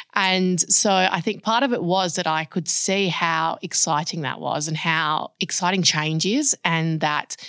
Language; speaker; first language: English; native; English